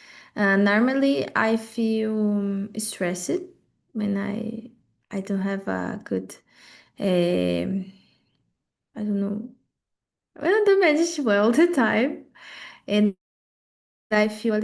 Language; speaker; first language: English; non-native, learner; Portuguese